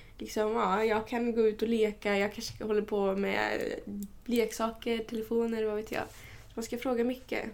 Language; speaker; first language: Swedish; early bilingual, other home language; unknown